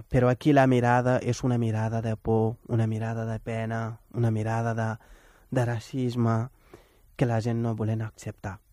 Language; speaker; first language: Catalan; non-native, fluent; Wolof